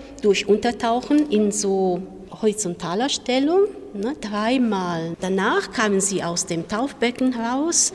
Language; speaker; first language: German; non-native, fluent; Italian